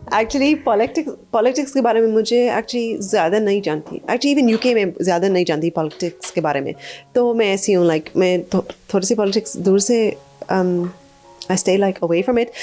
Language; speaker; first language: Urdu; early bilingual, heritage; Urdu